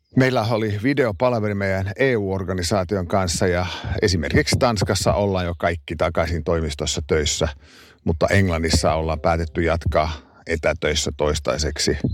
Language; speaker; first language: Finnish; non-native, local second language; Swedish